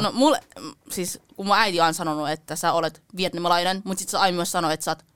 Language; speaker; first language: Finnish; early bilingual, other home language; Vietnamese